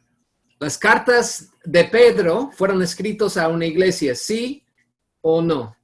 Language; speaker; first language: Spanish; non-native, fluent; English